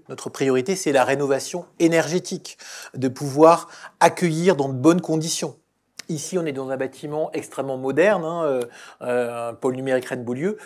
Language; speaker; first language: French; native; French